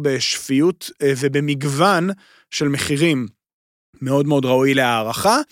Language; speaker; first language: Hebrew; native; Hebrew